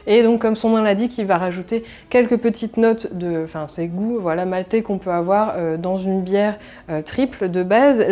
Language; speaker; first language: French; native; French